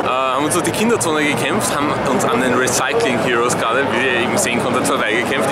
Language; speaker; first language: German; native; German